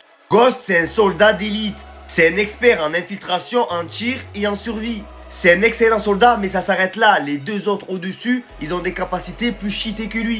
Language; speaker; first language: French; native; French